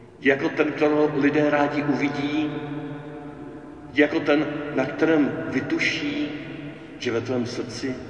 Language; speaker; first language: Czech; native; Czech